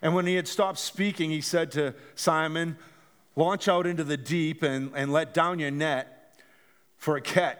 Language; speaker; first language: English; native; English